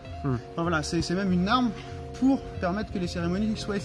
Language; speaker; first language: French; native; French